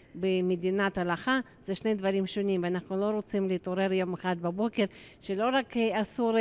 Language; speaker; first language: Hebrew; non-native, fluent; Russian